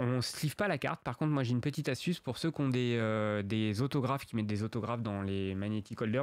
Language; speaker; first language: French; native; French